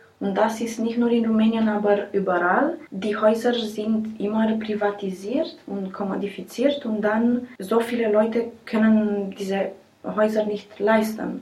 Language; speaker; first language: German; non-native, learner; Romanian